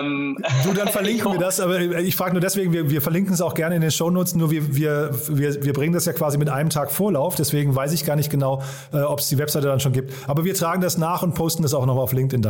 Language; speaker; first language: German; native; German